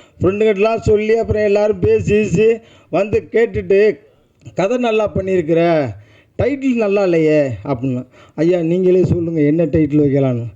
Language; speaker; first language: Tamil; native; Tamil